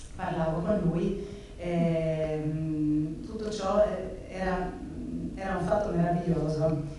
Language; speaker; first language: Italian; non-native, fluent; Albanian